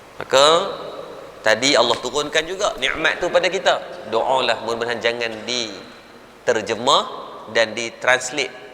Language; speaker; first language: Malay; native; Malay